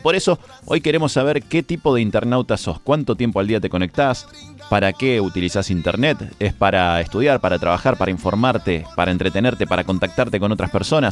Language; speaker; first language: Spanish; native; Spanish